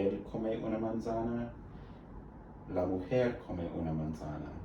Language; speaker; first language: Spanish; non-native, learner; English